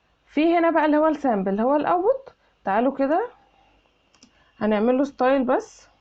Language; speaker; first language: Arabic; native; Arabic